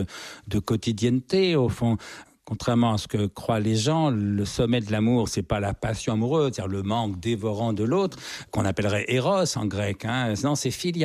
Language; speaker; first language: French; native; French